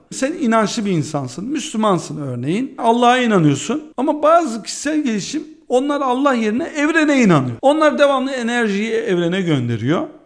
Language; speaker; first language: Turkish; early bilingual, heritage; Turkish